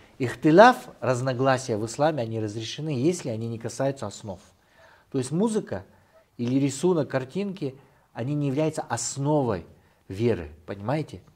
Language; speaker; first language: Russian; non-native, local second language; Kyrgyz